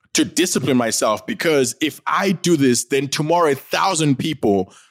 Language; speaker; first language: English; non-native, local second language; North Ndebele